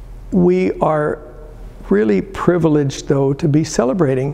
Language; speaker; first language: English; early bilingual, other home language; Italian